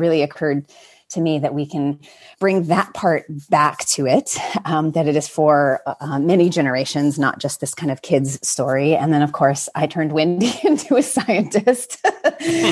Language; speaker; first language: English; native; English